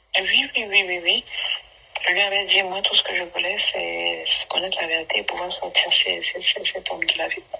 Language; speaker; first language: French; non-native, local second language; Basaa